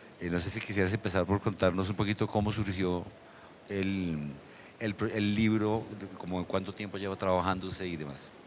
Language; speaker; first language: Spanish; native; Spanish